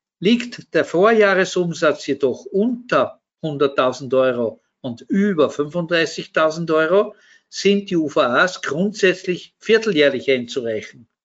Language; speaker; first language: German; native; German